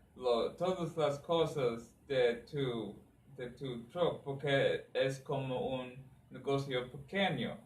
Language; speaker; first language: Spanish; non-native, learner; English